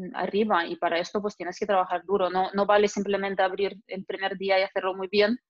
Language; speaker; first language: Spanish; non-native, fluent; Russian